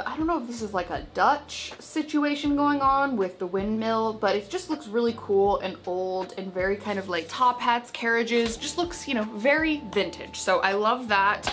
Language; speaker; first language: English; native; English